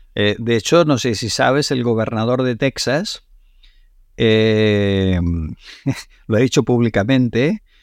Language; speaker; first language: Spanish; non-native, local second language; Catalan